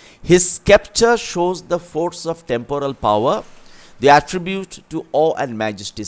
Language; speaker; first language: English; non-native, local second language; Bangla